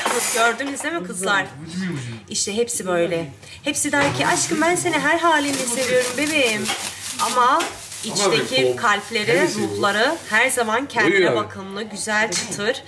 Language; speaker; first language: Turkish; native; Turkish